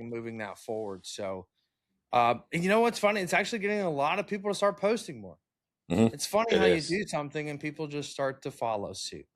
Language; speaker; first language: English; native; English